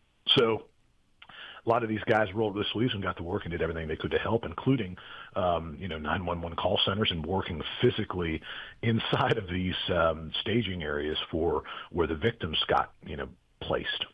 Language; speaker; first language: English; native; English